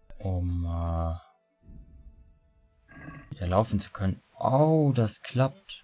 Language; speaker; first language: German; native; German